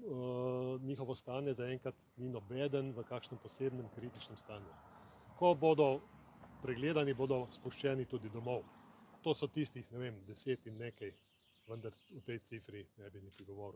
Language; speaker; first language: Slovenian; native; Slovenian